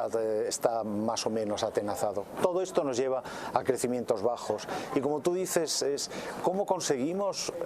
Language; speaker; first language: Spanish; native; Spanish